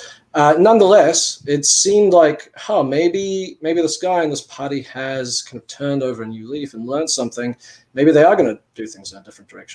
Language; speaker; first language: English; native; English